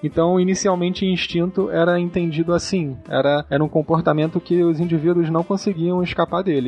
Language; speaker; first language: Portuguese; native; Portuguese